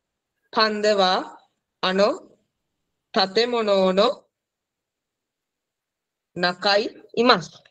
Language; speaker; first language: Japanese; non-native, learner; Sinhala